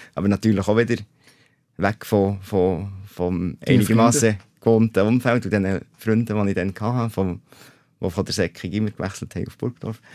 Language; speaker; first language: German; native; German